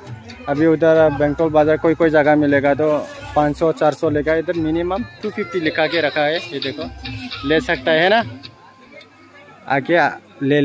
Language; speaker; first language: Hindi; non-native, local second language; Bodo